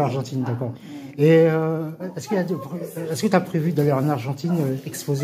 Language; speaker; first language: French; native; French